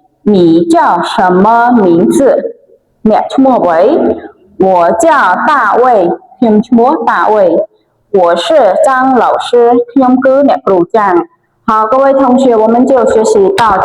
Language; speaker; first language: Chinese; non-native, fluent; Khmer